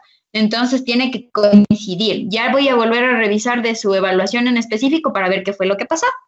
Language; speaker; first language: Spanish; native; Spanish